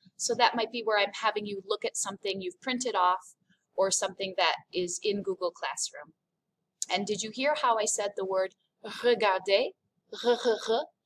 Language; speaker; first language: English; native; English